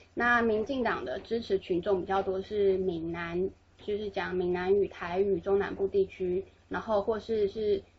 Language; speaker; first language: Chinese; native; Chinese